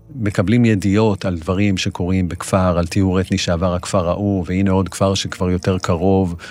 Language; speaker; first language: Hebrew; native; Hebrew